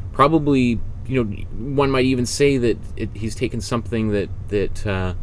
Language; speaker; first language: English; native; English